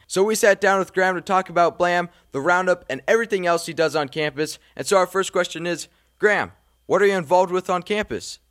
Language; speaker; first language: English; native; English